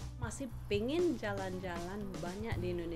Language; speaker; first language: Indonesian; non-native, fluent; English